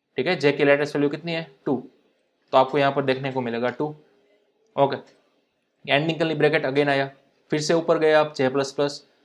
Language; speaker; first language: Hindi; non-native, local second language; Gujarati